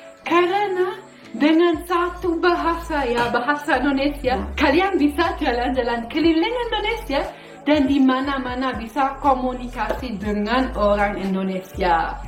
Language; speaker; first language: Indonesian; non-native, fluent; German